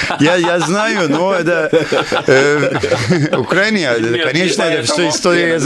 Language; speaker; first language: Russian; non-native, learner; Turkish